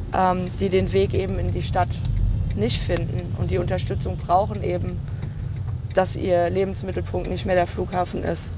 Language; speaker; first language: German; native; German